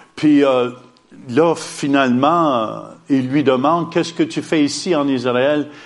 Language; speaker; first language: French; native; French